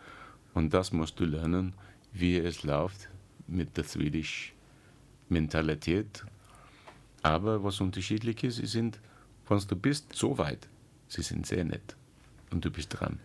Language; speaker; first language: German; non-native, learner; English